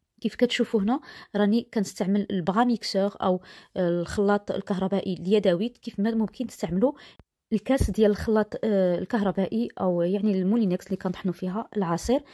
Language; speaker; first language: Arabic; native; Arabic